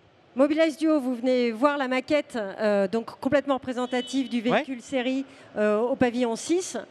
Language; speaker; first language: French; native; French